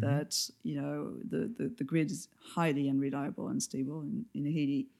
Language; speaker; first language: English; non-native, fluent; French